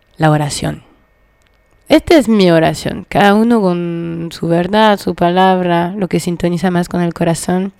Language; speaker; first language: Spanish; non-native, fluent; French